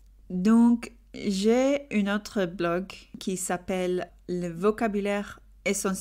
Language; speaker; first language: French; non-native, learner; English